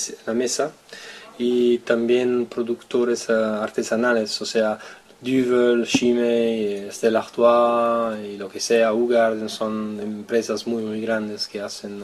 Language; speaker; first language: Spanish; non-native, fluent; French